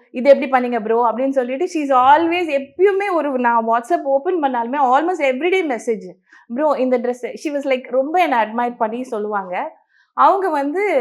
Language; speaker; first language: Tamil; native; Tamil